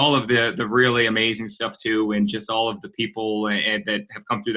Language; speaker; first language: English; native; English